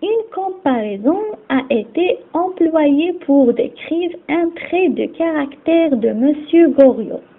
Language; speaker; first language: French; non-native, local second language; Arabic